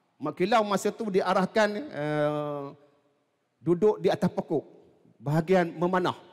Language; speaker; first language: Malay; native; Malay